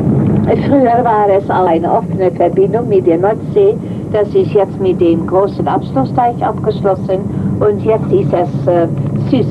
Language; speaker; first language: German; non-native, fluent; Dutch